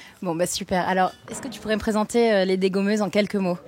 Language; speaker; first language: French; native; French